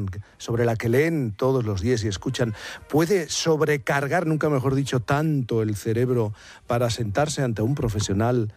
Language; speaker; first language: Spanish; native; Spanish